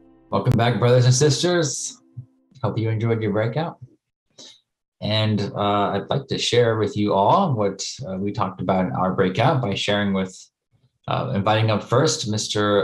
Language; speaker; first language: English; native; English